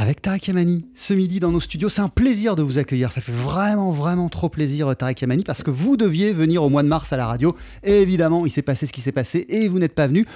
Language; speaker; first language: French; native; French